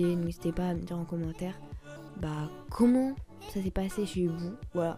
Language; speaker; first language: French; native; French